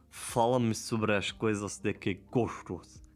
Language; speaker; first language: Portuguese; non-native, learner; German